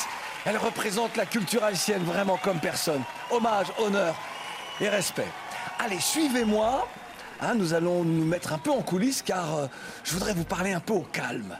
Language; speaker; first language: French; native; French